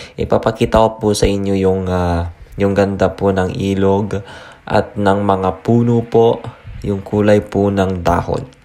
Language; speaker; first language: Filipino; native; Filipino